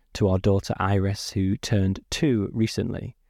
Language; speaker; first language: English; native; English